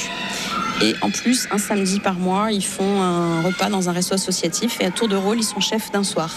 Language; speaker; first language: French; native; French